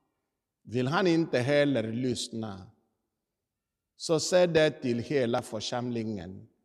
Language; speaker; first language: Swedish; non-native, fluent; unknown